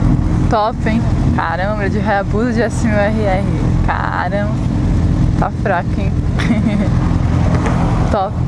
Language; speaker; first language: Portuguese; native; Portuguese